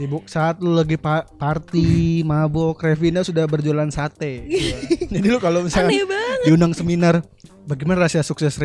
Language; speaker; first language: Indonesian; native; Indonesian